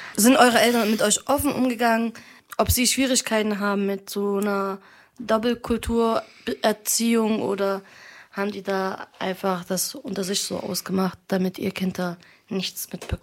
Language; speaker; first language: German; early bilingual, other home language; Arabic